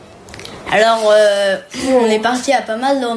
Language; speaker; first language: French; early bilingual, heritage; French